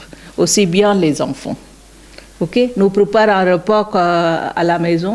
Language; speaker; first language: French; non-native, learner; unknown